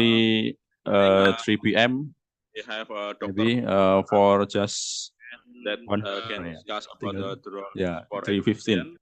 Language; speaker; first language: English; non-native, learner; Indonesian